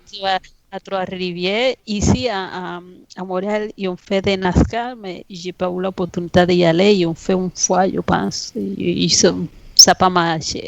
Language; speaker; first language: French; non-native, fluent; Spanish